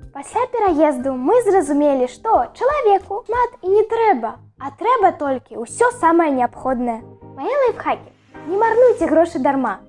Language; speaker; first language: Belarusian; non-native, local second language; Russian